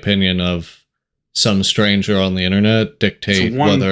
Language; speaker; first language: English; native; English